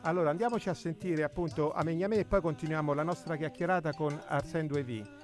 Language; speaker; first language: Italian; native; Italian